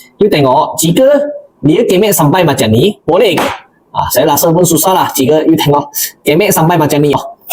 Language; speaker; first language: Malay; non-native, local second language; Chinese